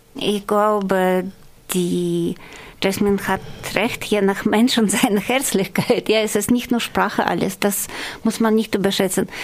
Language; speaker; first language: German; non-native, fluent; Russian